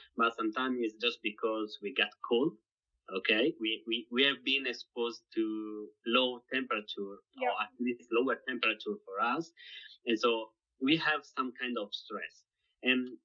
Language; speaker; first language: English; non-native, fluent; Italian